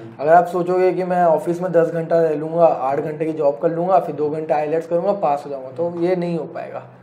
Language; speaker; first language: Hindi; non-native, local second language; Gujarati